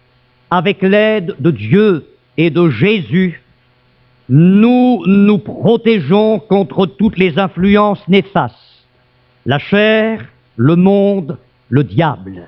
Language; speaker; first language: French; native; French